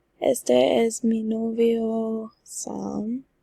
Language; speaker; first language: Spanish; non-native, learner; English